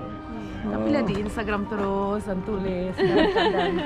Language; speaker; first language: Indonesian; early bilingual, heritage; Indonesian